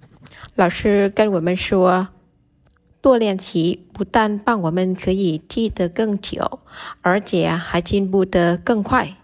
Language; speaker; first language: Chinese; non-native, learner; Vietnamese